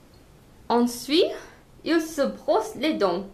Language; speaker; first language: French; non-native, learner; English